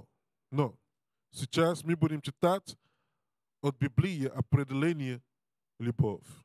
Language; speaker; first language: Russian; non-native, learner; Portuguese